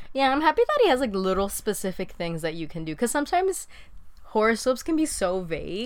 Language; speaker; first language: English; early bilingual, other home language; Spanish